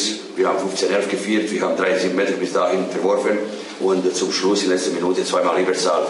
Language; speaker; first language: German; non-native, fluent; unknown